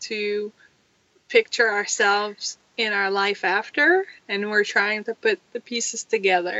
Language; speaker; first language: English; non-native, fluent; French